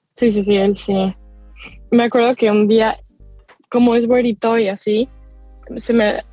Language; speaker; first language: Spanish; early bilingual, other home language; English